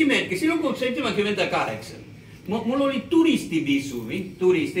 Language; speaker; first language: Finnish; non-native, fluent; Spanish